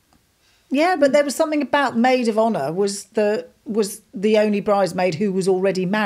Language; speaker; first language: English; native; English